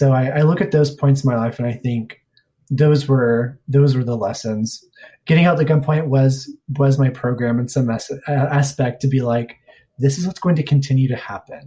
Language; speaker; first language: English; native; English